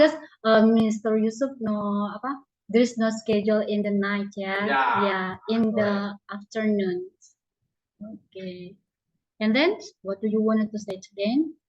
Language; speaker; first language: English; non-native, learner; Indonesian